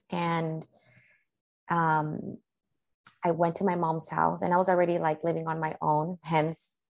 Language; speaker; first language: English; early bilingual, other home language; Spanish